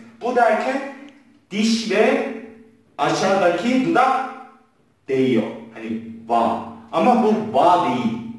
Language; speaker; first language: Turkish; non-native, fluent; Korean